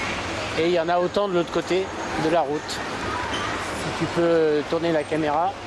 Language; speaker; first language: French; native; French